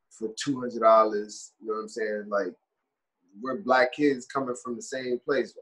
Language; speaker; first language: English; native; English